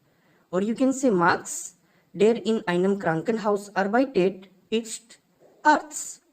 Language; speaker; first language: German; non-native, fluent; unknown